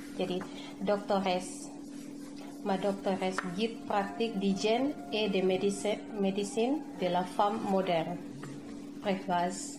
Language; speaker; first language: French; non-native, fluent; Indonesian